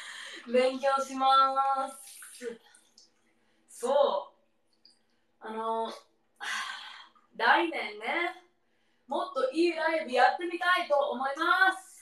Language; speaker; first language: Japanese; non-native, learner; English